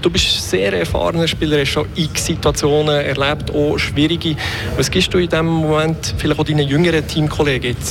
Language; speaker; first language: German; native; German